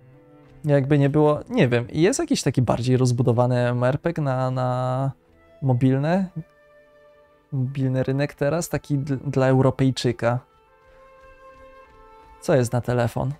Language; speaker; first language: Polish; native; Polish